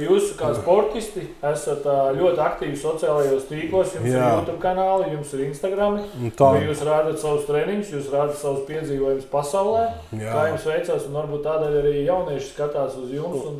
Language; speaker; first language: Latvian; native; Latvian